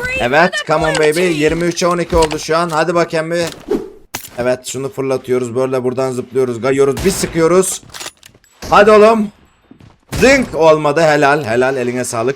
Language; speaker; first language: Turkish; native; Turkish